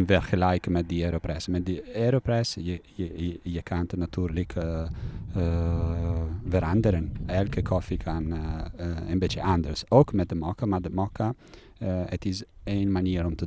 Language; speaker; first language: Dutch; non-native, fluent; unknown